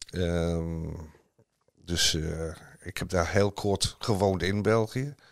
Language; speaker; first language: Dutch; non-native, fluent; English